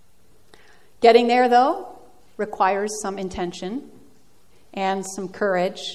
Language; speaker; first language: English; early bilingual, other home language; Dutch